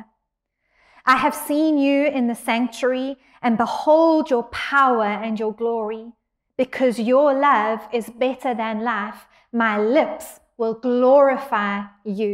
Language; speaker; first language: English; native; English